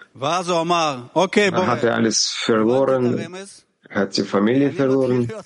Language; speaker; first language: German; non-native, learner; Hebrew